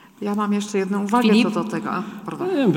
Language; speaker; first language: Polish; native; Polish